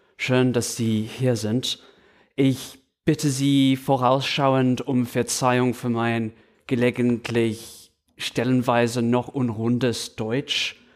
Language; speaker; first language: German; non-native, fluent; English